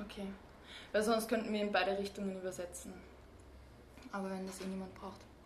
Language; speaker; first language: German; native; German